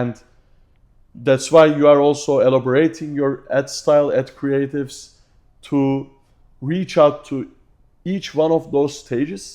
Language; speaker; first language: English; non-native, fluent; Turkish